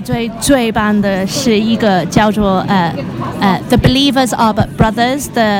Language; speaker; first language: Chinese; non-native, local second language; Cantonese